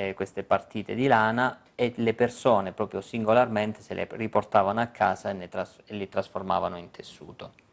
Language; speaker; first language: Italian; native; Italian